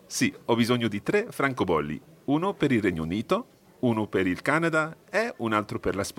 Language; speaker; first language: Italian; non-native, fluent; English